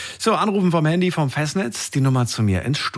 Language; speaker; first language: German; native; German